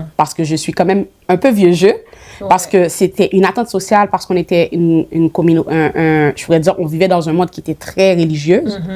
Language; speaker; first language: French; early bilingual, other home language; Haitian Creole